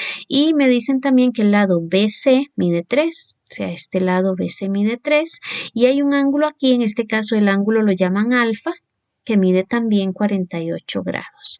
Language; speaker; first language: Spanish; native; Spanish